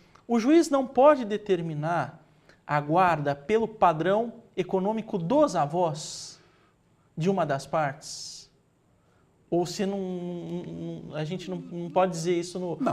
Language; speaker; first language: Portuguese; native; Portuguese